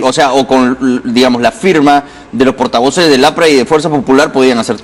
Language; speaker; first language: Spanish; native; Spanish